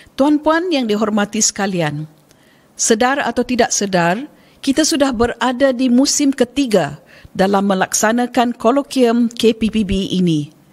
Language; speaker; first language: Malay; native; Malay